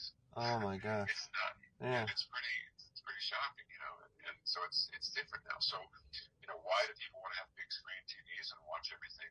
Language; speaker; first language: English; native; English